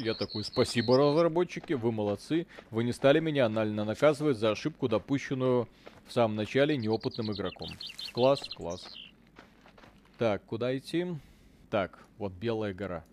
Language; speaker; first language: Russian; native; Russian